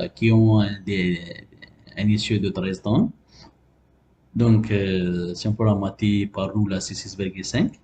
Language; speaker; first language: French; non-native, local second language; Arabic